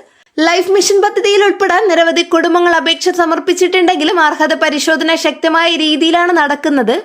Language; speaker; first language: Malayalam; native; Malayalam